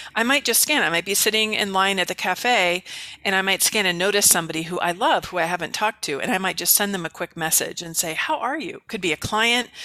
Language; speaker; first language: English; native; English